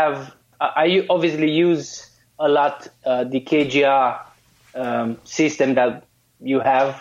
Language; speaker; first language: English; non-native, fluent; Romanian